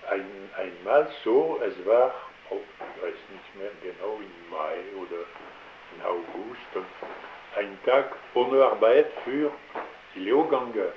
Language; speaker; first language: German; non-native, learner; French